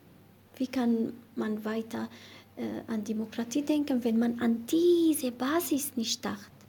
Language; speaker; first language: German; non-native, learner; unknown